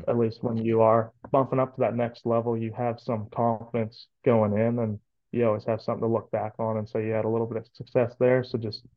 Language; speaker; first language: English; native; English